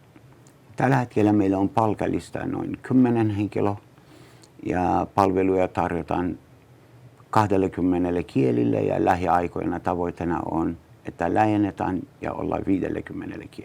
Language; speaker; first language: Finnish; non-native, learner; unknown